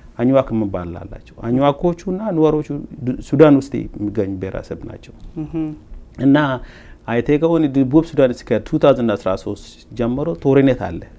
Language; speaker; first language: Amharic; non-native, local second language; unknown